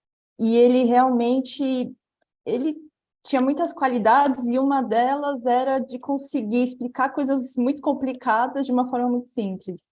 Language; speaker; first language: Portuguese; native; Portuguese